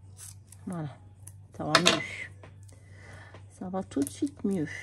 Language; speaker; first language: French; native; French